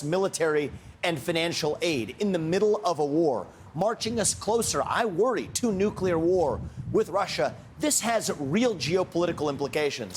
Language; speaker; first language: English; native; English